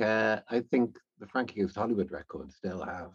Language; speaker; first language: English; native; English